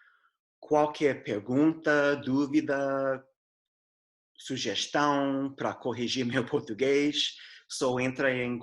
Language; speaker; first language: Portuguese; non-native, fluent; English